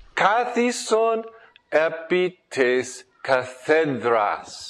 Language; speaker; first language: Greek; non-native, fluent; English